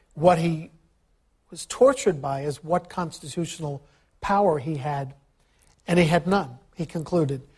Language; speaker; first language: English; early bilingual, other home language; Ukrainian